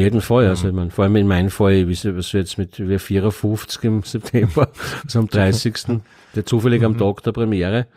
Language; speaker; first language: German; native; German